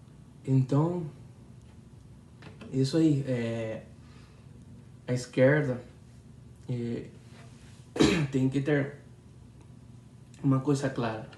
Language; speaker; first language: Portuguese; non-native, learner; Spanish